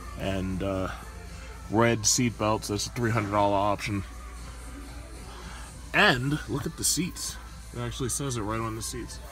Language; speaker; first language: English; native; English